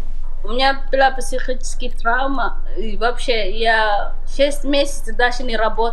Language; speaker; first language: Russian; non-native, learner; Somali